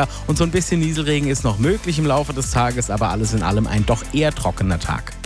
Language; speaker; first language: German; native; German